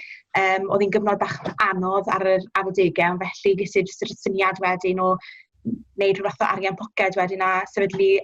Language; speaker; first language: Welsh; native; Welsh